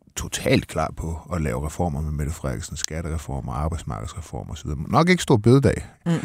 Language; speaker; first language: Danish; native; Danish